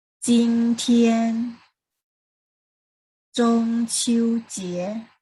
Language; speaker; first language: Chinese; non-native, fluent; Thai